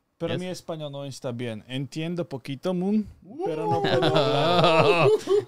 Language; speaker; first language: Spanish; non-native, learner; Slovak